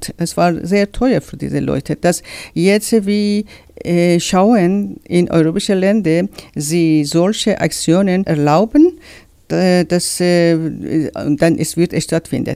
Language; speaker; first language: German; non-native, learner; Persian